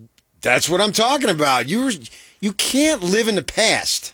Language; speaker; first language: English; native; English